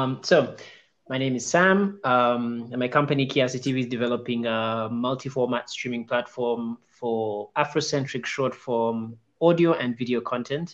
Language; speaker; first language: English; non-native, local second language; Ganda